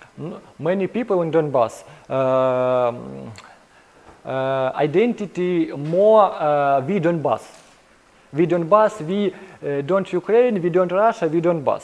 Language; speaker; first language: English; non-native, learner; Ukrainian